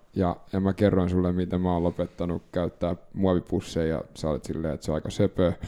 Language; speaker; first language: Finnish; non-native, local second language; Swedish